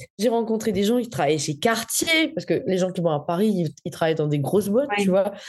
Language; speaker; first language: French; non-native, local second language; Morisyen